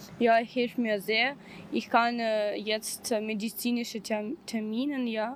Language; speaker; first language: German; non-native, learner; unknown